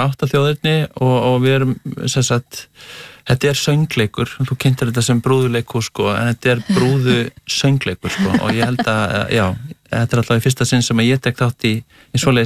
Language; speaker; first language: Icelandic; native; Icelandic